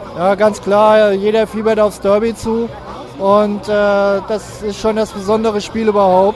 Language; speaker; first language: German; native; German